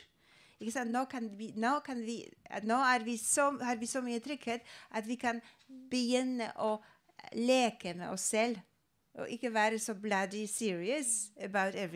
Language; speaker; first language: Norwegian; non-native, fluent; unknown